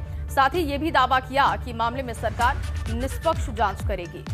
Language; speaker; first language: Hindi; native; Hindi